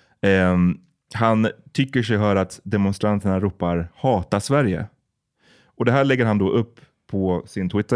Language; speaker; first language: Swedish; native; Swedish